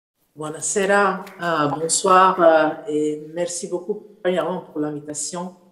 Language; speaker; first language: French; non-native, fluent; Italian